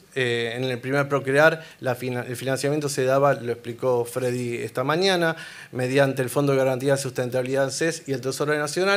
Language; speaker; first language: Spanish; native; Spanish